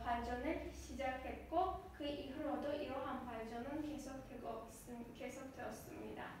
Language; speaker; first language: Korean; non-native, learner; Azerbaijani